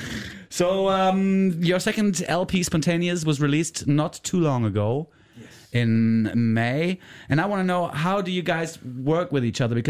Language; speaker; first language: English; non-native, fluent; German